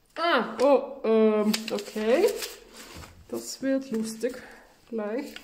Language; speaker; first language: German; non-native, learner; Russian